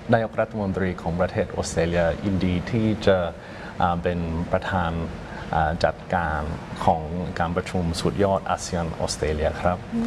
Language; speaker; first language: Thai; non-native, fluent; English